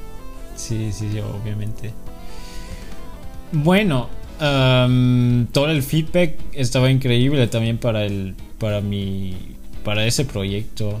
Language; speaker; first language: Spanish; non-native, fluent; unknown